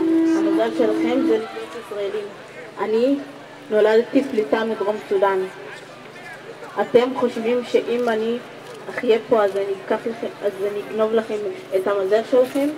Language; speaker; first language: Hebrew; early bilingual, other home language; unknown